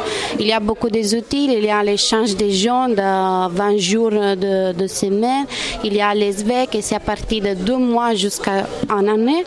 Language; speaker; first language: French; non-native, fluent; Italian